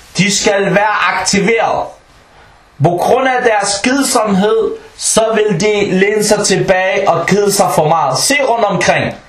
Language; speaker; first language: Danish; early bilingual, other home language; Arabic